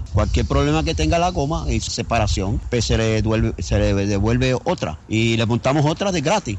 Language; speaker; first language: Spanish; native; Spanish